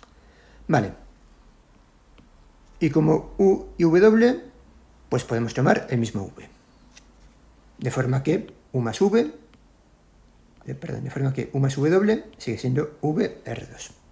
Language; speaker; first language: Spanish; native; Spanish